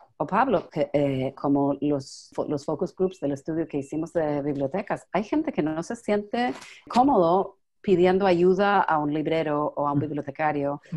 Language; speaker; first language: Spanish; non-native, fluent; English